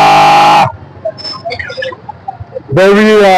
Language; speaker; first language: English; non-native, fluent; French